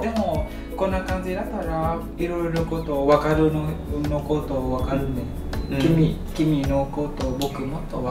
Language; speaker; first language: Japanese; non-native, learner; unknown